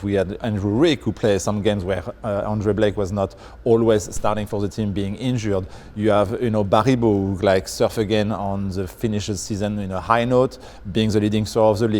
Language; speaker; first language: English; non-native, fluent; French